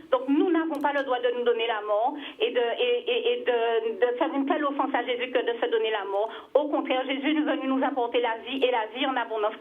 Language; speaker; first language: French; native; French